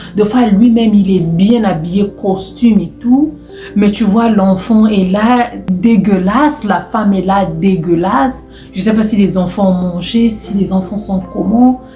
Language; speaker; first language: French; non-native, local second language; Lingala